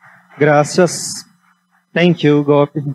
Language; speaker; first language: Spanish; non-native, fluent; Portuguese